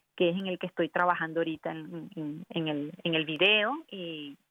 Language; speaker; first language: Spanish; native; Spanish